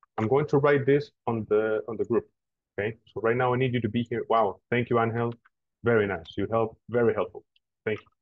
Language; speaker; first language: English; non-native, fluent; Spanish